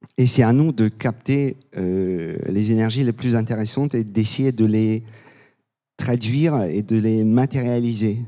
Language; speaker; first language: French; non-native, fluent; Bulgarian